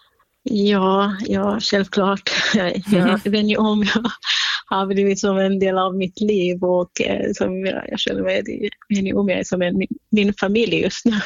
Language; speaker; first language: Swedish; non-native, fluent; Kurdish